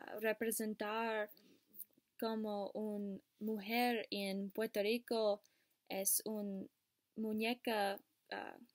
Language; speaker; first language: Spanish; non-native, learner; English